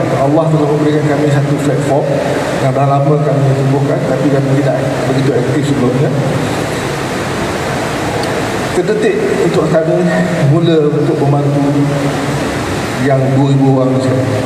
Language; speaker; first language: Malay; native; Malay